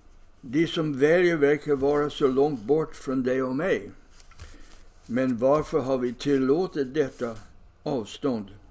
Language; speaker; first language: Swedish; non-native, fluent; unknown